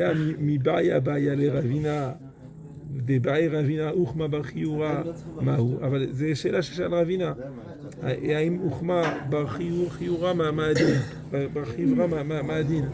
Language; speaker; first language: Hebrew; non-native, fluent; French